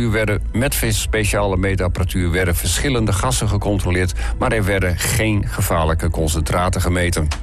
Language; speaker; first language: Dutch; native; Dutch